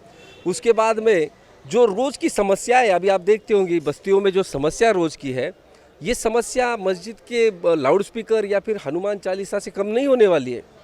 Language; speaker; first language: Hindi; non-native, local second language; Marathi